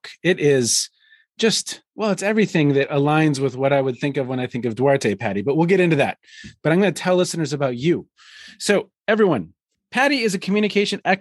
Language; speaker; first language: English; native; English